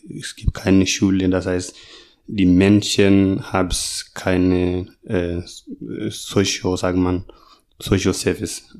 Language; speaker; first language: German; non-native, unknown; Swahili